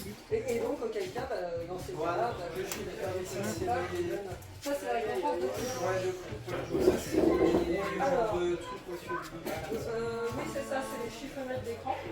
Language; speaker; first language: French; native; French